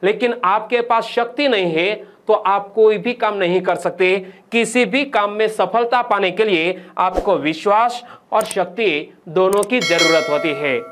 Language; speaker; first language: Hindi; non-native, local second language; Gujarati